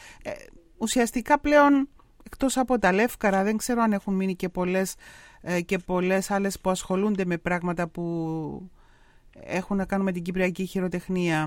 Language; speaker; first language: Greek; native; Greek